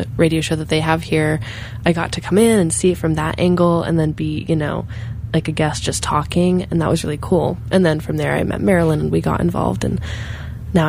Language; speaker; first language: English; native; English